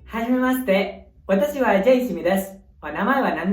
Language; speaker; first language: Japanese; non-native, learner; Indonesian